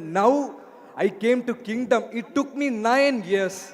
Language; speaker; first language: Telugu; non-native, learner; Malayalam